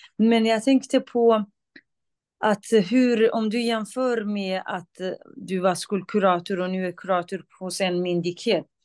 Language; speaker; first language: Swedish; non-native, fluent; Kurdish